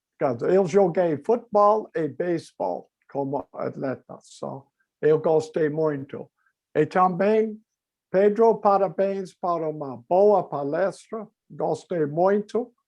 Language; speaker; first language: Portuguese; non-native, learner; English